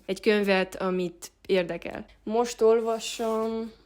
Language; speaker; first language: Hungarian; non-native, learner; Spanish